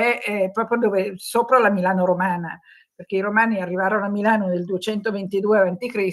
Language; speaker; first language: Italian; native; Italian